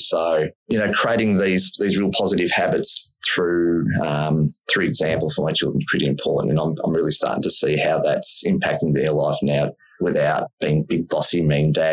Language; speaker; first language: English; native; English